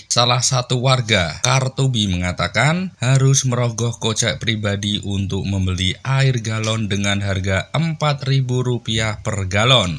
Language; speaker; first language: Indonesian; native; Indonesian